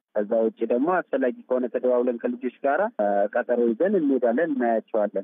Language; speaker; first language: Amharic; native; Amharic